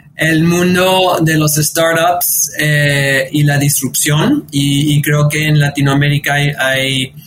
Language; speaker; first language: Spanish; early bilingual, heritage; Spanish